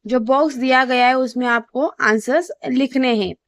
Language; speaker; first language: Hindi; non-native, local second language; Marathi